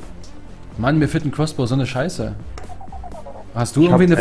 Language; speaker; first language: German; native; German